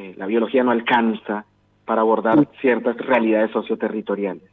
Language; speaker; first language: Spanish; native; Spanish